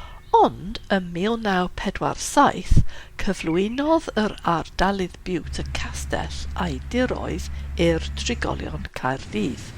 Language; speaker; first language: Welsh; non-native, fluent; English